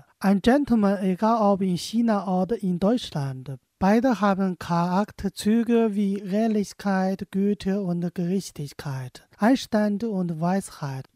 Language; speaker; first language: German; non-native, fluent; Chinese